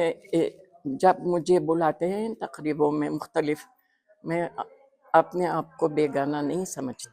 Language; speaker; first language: Hindi; non-native, fluent; Uzbek